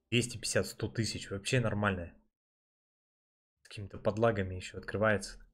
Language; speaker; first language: Russian; native; Russian